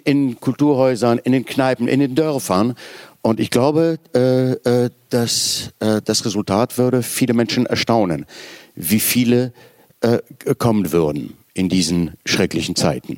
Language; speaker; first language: German; native; German